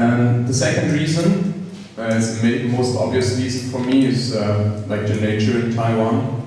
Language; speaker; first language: English; non-native, fluent; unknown